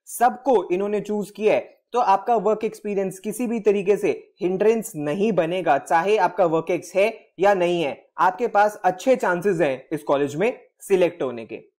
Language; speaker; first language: Hindi; native; Hindi